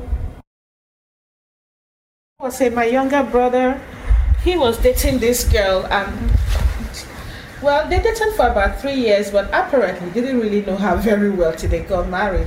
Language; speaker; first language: English; non-native, local second language; Igbo